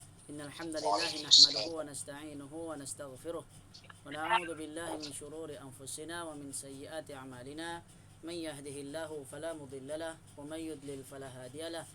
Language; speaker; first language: Arabic; non-native, fluent; Malay